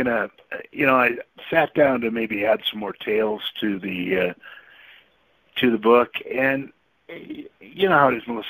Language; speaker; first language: English; native; English